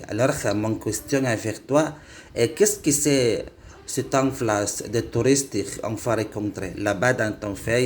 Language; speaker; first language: French; non-native, learner; Indonesian